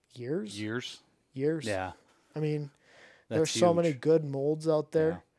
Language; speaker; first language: English; native; English